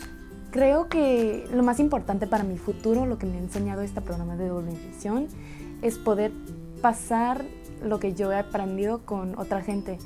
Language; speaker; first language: Spanish; early bilingual, heritage; English